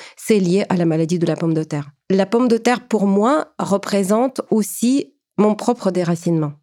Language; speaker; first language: French; non-native, fluent; Ukrainian